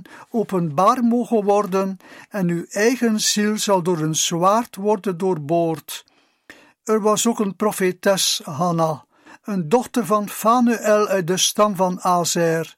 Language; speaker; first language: Dutch; native; Dutch